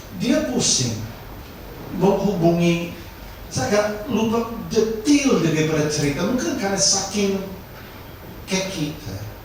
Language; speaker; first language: Indonesian; non-native, fluent; English